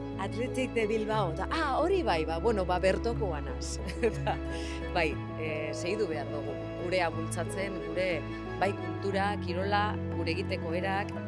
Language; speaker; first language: Basque; native; Basque